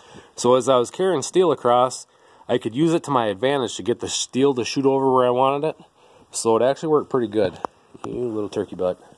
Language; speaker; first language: English; native; English